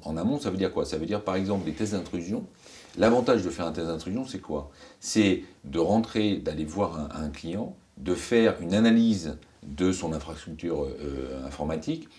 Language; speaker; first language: French; native; French